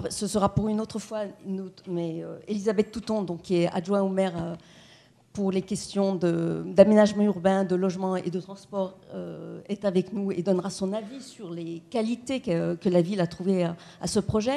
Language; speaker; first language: French; native; French